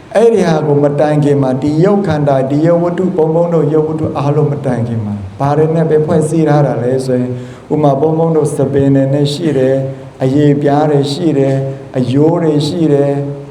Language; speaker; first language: Burmese; non-native, local second language; Shan